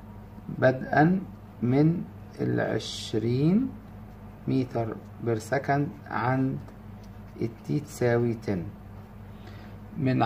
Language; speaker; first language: Arabic; native; Arabic